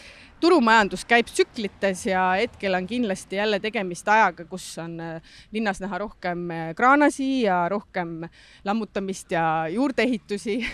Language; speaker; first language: Estonian; native; Estonian